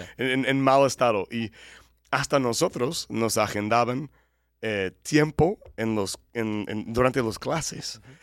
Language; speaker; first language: Spanish; non-native, fluent; English